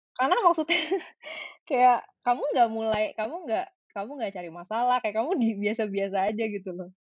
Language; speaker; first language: Indonesian; native; Indonesian